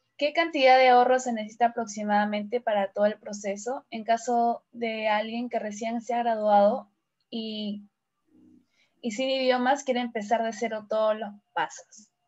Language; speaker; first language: Spanish; native; Spanish